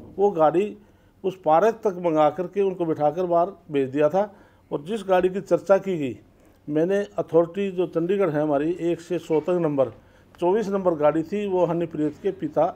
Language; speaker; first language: Hindi; native; Hindi